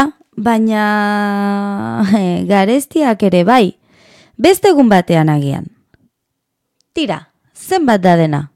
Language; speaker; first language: Basque; non-native, learner; Spanish